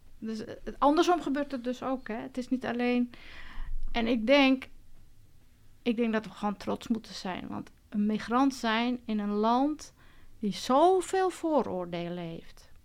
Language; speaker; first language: Dutch; early bilingual, other home language; Turkish